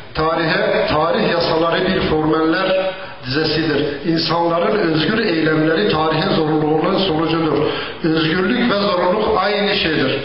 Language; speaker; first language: Turkish; non-native, local second language; Zaza